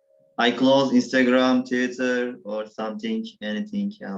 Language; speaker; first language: English; non-native, learner; Turkish